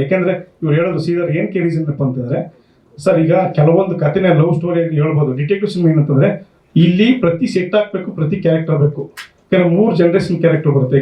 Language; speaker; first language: Kannada; native; Kannada